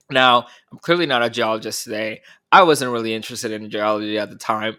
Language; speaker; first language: English; early bilingual, other home language; Spanish